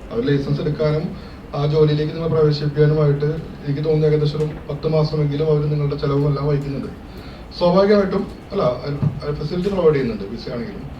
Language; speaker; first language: Malayalam; native; Malayalam